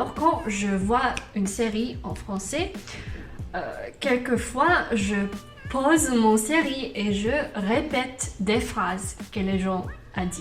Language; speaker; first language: French; non-native, learner; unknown